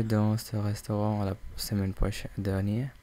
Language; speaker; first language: French; non-native, learner; English